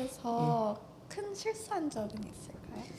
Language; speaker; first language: Korean; early bilingual, heritage; Korean